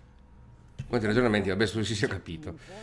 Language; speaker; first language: Italian; native; Italian